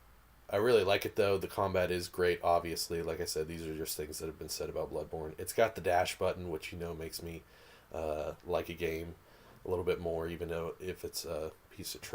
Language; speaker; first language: English; native; English